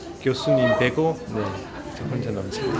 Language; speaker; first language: Korean; non-native, fluent; English